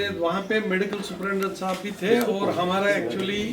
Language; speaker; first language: Hindi; non-native, local second language; Kashmiri